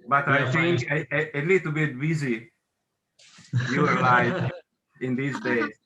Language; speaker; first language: English; non-native, learner; Hungarian